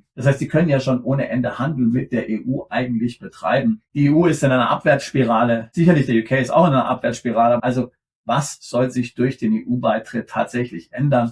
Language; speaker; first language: German; native; German